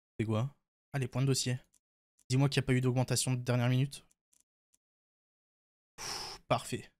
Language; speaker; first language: French; native; French